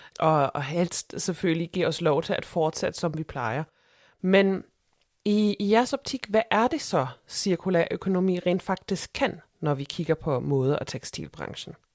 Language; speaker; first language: Danish; native; Danish